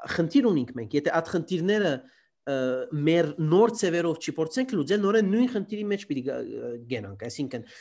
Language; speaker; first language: Armenian; early bilingual, heritage; Armenian